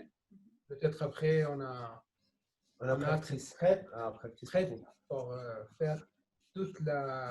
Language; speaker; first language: French; non-native, learner; Arabic